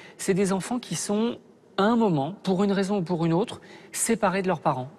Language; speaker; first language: French; native; French